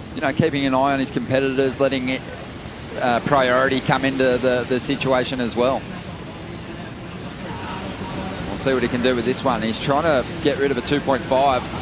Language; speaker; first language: English; native; English